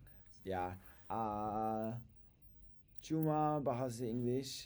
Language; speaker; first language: Indonesian; non-native, learner; English